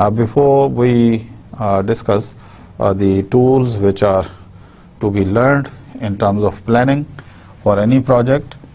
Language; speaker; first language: English; non-native, local second language; Urdu